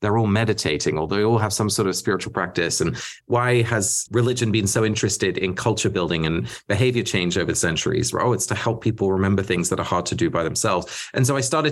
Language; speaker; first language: English; early bilingual, other home language; Dutch